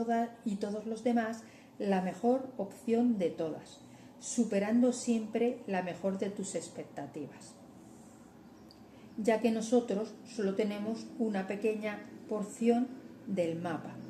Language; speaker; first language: Spanish; native; Spanish